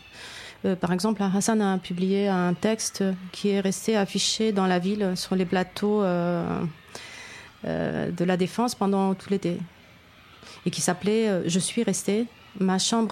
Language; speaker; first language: French; non-native, fluent; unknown